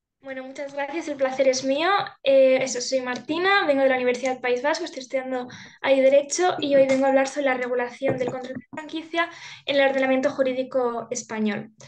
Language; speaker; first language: Spanish; native; Spanish